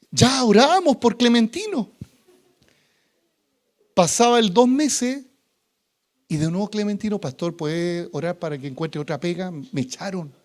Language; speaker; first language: Spanish; native; Spanish